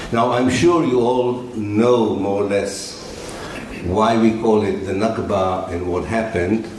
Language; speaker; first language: English; non-native, fluent; Arabic